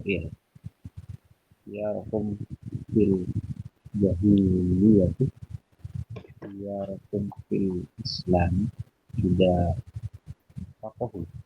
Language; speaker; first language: Arabic; non-native, learner; Indonesian